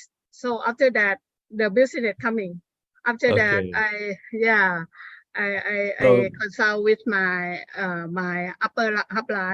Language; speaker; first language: English; non-native, learner; Thai